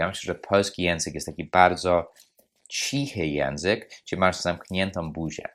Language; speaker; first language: Polish; non-native, fluent; English